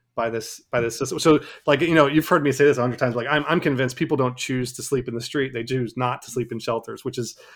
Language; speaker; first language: English; native; English